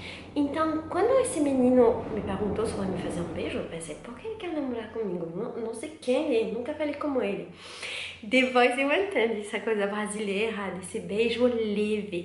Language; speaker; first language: Portuguese; non-native, learner; French